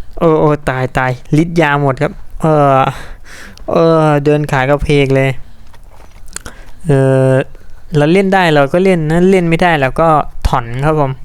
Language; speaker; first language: Thai; native; Thai